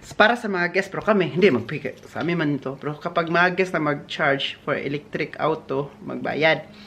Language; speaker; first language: Filipino; non-native, local second language; Cebuano